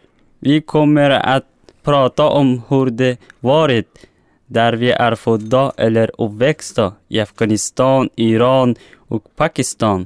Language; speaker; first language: Swedish; non-native, learner; Persian